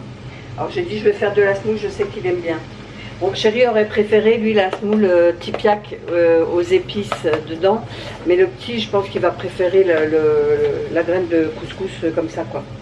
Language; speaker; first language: French; native; French